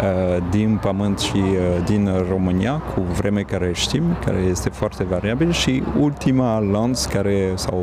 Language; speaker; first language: Romanian; non-native, fluent; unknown